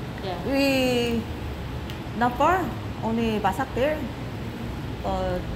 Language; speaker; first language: English; non-native, learner; Korean